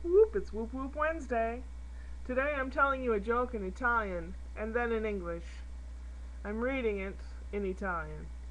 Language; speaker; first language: English; native; English